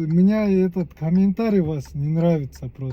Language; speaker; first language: Russian; non-native, learner; Kyrgyz